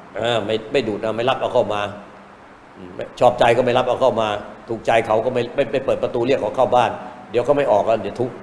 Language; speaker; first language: Thai; native; Thai